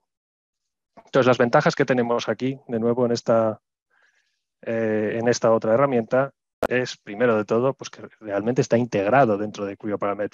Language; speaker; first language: Spanish; native; Spanish